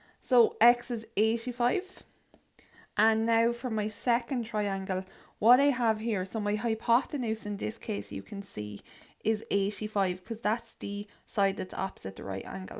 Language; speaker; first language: English; native; English